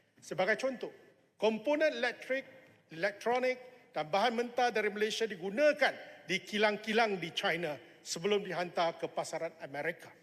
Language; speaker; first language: Malay; non-native, local second language; Chinese